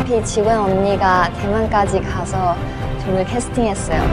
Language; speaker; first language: Korean; non-native, learner; Chinese